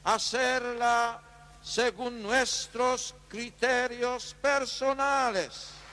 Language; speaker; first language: Spanish; non-native, fluent; Polish